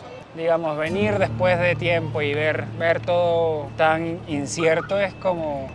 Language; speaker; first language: Spanish; native; Spanish